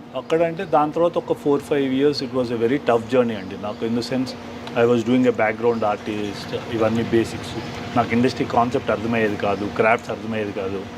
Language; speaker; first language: Telugu; native; Telugu